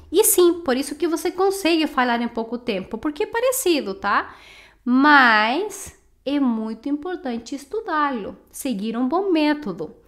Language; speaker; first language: Portuguese; non-native, fluent; Spanish